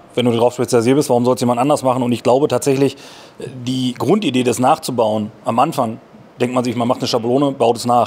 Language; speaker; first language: German; native; German